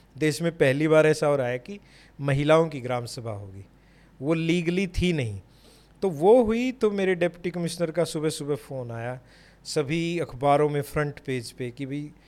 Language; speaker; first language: Hindi; native; Hindi